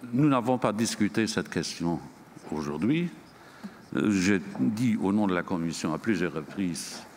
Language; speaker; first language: French; non-native, local second language; Luxembourgish